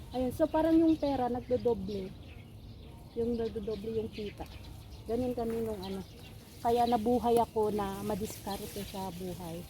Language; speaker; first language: Filipino; non-native, local second language; Iloko